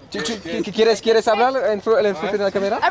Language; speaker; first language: Spanish; non-native, learner; French